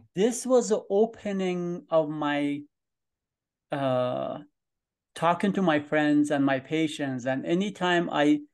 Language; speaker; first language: English; non-native, fluent; Persian